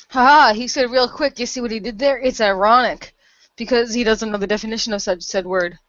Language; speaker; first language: English; native; English